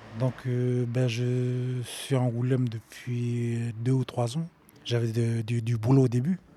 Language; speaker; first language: French; native; French